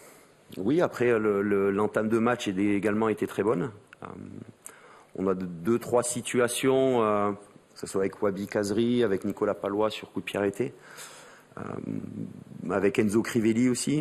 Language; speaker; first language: French; native; French